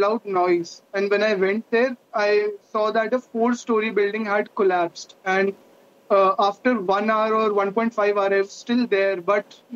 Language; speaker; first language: English; non-native, local second language; Hindi